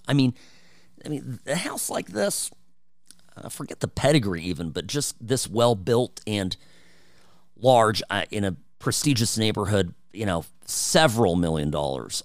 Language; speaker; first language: English; early bilingual, other home language; Czech